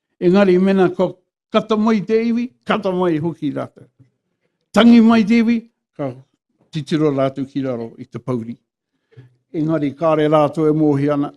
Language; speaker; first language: Māori; non-native, local second language; English